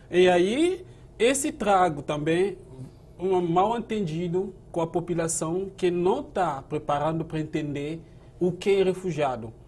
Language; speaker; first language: Portuguese; non-native, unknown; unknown